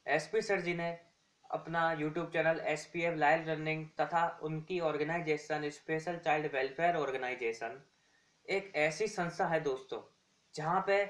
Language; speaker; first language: Hindi; native; Hindi